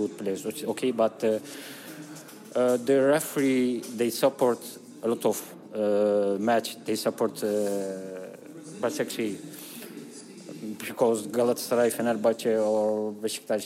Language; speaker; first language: English; non-native, learner; Turkish